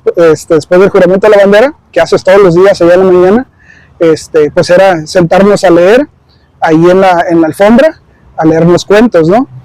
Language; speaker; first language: Spanish; early bilingual, heritage; Spanish